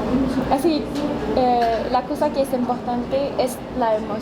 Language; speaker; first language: Spanish; non-native, learner; French